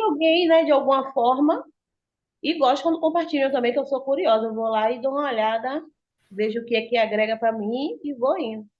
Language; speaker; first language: Portuguese; native; Portuguese